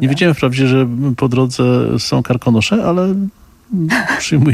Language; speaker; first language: Polish; native; Polish